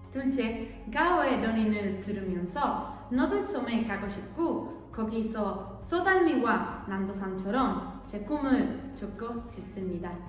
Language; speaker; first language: Korean; non-native, fluent; Spanish